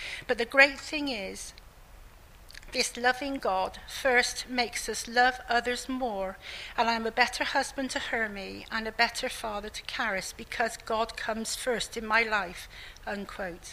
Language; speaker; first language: English; native; English